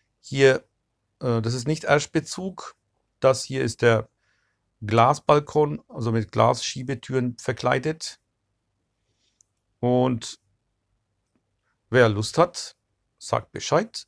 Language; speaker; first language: German; non-native, fluent; Turkish